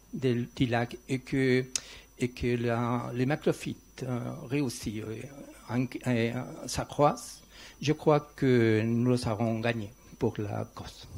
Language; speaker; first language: French; non-native, learner; Spanish